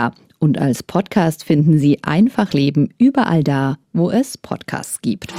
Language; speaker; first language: German; native; German